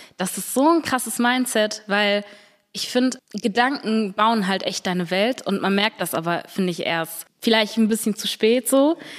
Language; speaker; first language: German; early bilingual, other home language; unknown